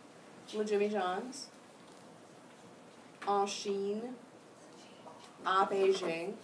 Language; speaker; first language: French; non-native, fluent; English